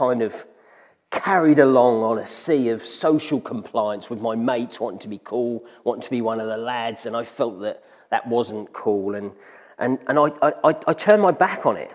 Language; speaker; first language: English; native; English